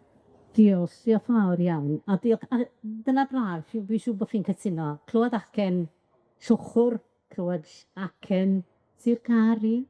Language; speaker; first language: Welsh; native; Welsh